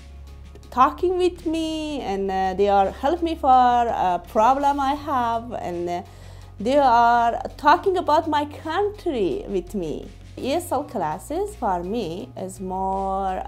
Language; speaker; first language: English; non-native, learner; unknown